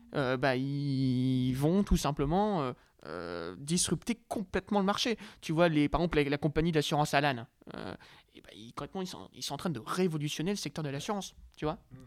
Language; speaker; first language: French; native; French